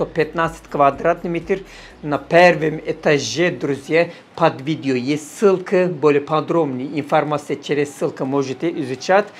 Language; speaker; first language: Russian; non-native, fluent; Turkish